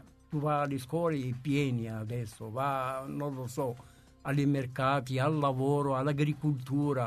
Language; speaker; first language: Italian; non-native, fluent; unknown